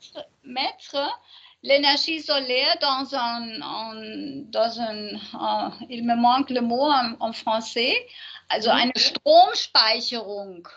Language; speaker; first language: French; non-native, learner; German